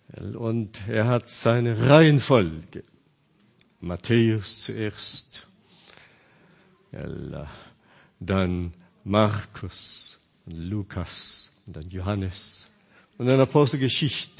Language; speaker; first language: German; non-native, fluent; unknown